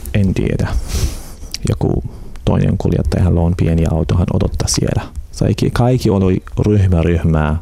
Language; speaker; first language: Finnish; non-native, learner; Arabic